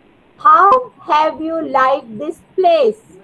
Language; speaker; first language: English; non-native, learner; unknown